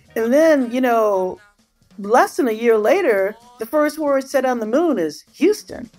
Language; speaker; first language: English; native; English